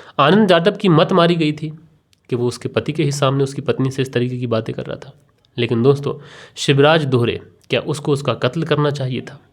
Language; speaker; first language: Hindi; native; Hindi